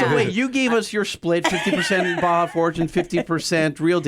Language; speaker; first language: English; native; English